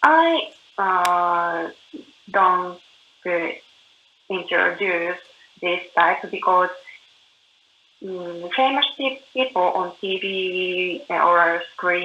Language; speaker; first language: English; non-native, learner; Japanese